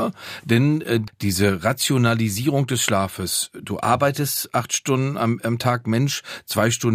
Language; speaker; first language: German; native; German